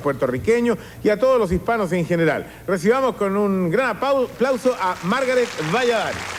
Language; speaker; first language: Spanish; native; Spanish